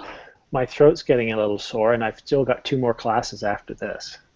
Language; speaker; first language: English; native; English